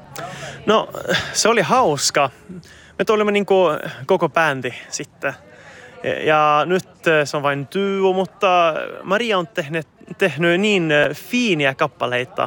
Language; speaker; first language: Finnish; non-native, learner; Swedish